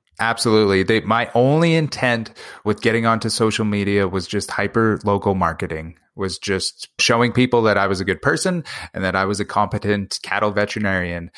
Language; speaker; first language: English; native; English